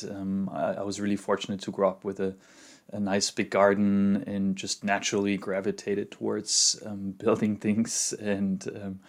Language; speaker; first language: English; non-native, fluent; German